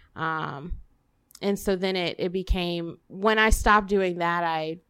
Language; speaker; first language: English; native; English